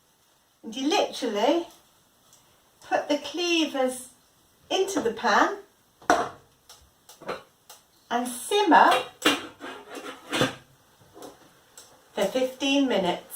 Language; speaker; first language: English; native; English